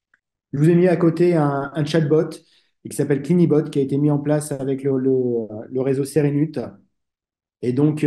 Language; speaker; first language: French; native; French